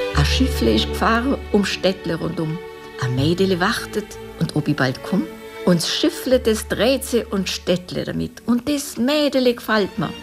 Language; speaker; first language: German; native; German